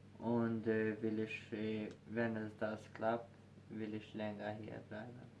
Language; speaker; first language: German; non-native, learner; Albanian